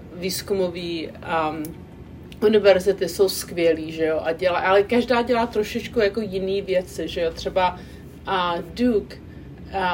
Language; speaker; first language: Czech; non-native, local second language; English